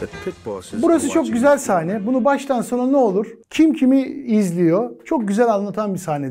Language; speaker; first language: Turkish; native; Turkish